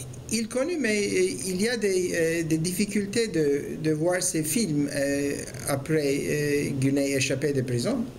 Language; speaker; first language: French; non-native, fluent; Turkish